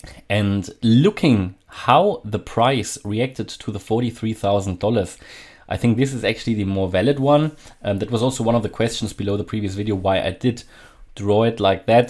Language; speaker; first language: English; non-native, fluent; German